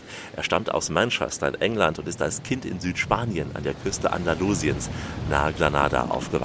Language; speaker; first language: German; native; German